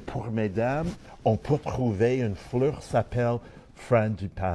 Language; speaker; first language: French; non-native, learner; English